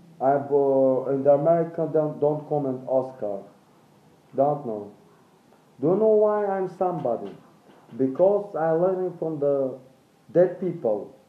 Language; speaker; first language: English; non-native, learner; Bulgarian